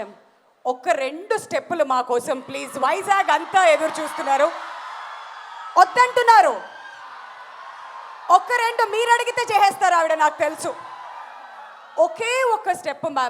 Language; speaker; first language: Telugu; native; Telugu